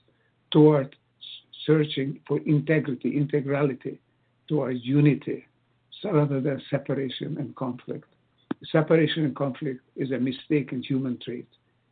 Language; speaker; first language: English; non-native, fluent; Hungarian